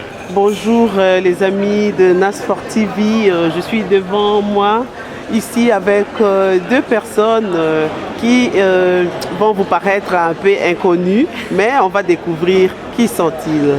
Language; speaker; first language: French; non-native, local second language; Lingala